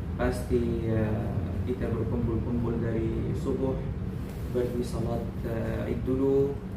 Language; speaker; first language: Indonesian; non-native, fluent; Arabic